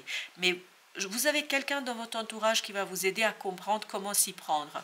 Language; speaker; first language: French; native; French